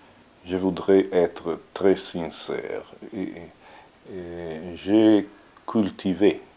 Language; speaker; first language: French; non-native, fluent; Italian